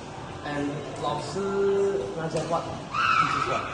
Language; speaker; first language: English; non-native, learner; Indonesian